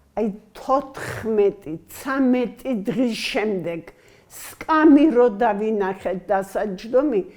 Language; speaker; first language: Georgian; native; Georgian